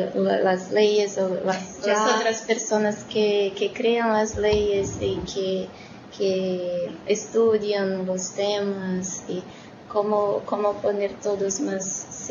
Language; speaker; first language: Spanish; non-native, learner; Portuguese